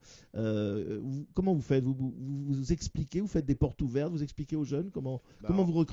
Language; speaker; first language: French; native; French